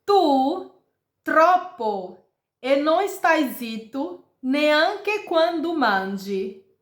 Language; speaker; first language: Italian; non-native, fluent; Portuguese